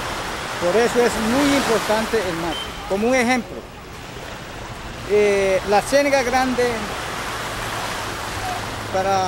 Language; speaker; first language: Spanish; non-native, local second language; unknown